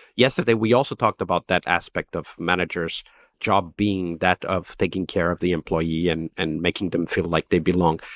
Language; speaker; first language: English; non-native, fluent; Portuguese